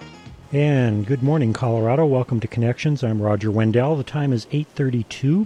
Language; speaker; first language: English; native; English